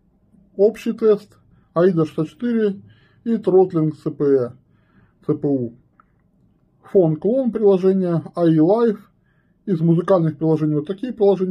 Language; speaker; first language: Russian; native; Russian